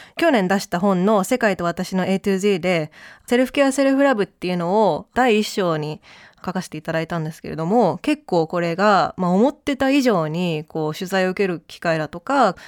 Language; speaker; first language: Japanese; early bilingual, heritage; Japanese